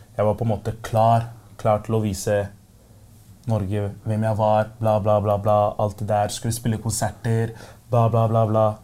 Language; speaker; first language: Norwegian; early bilingual, other home language; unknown